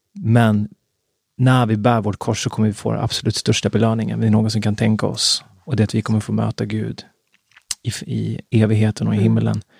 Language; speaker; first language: Swedish; native; Swedish